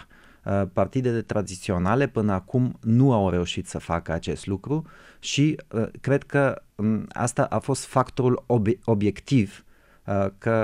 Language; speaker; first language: Romanian; non-native, fluent; Bulgarian